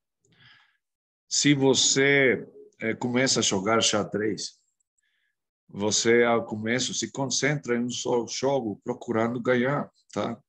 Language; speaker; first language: Portuguese; non-native, fluent; Spanish